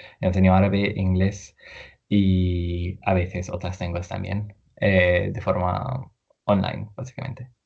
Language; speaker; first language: Spanish; non-native, fluent; Arabic